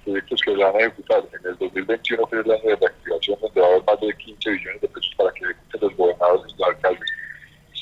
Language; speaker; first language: Spanish; native; Spanish